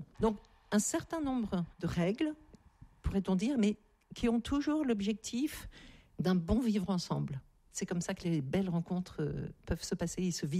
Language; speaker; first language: French; native; French